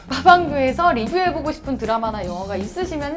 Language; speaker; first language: Korean; native; Korean